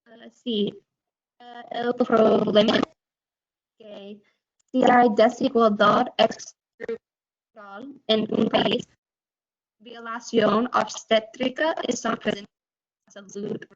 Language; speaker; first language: Spanish; non-native, fluent; English